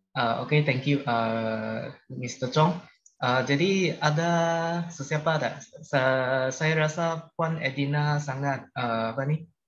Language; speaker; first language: Malay; non-native, local second language; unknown